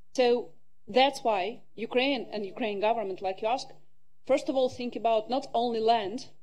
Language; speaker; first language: English; non-native, learner; Ukrainian